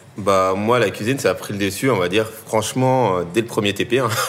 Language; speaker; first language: French; native; French